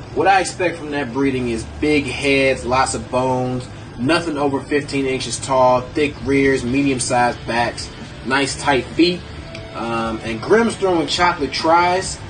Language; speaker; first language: English; native; English